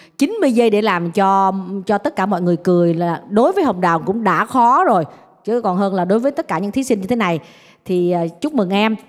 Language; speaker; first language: Vietnamese; native; Vietnamese